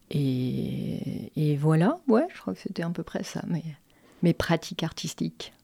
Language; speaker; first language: French; native; French